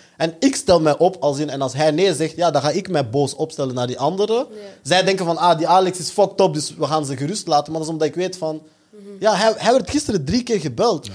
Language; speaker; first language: Dutch; early bilingual, other home language; French